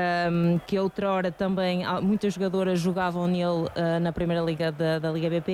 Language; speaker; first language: Portuguese; native; Portuguese